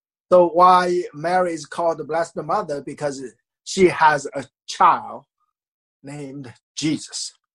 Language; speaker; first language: English; non-native, fluent; Chinese